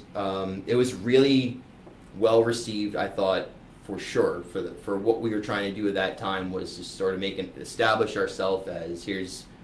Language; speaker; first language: English; native; English